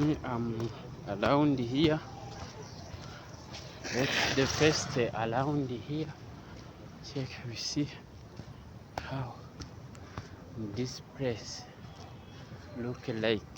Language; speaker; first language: English; non-native, learner; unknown